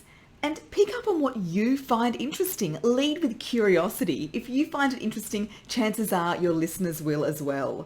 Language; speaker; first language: English; native; English